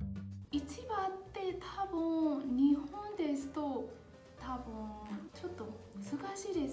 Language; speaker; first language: Japanese; non-native, fluent; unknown